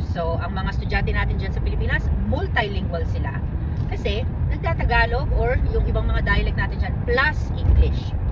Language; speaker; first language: Filipino; native; Filipino